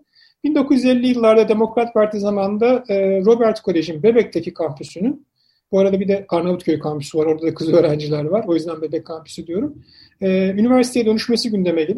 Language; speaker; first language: Turkish; native; Turkish